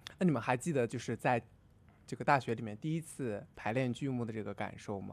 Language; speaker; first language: Chinese; native; Chinese